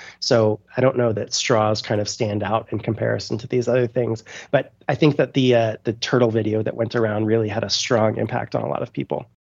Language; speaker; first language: English; native; English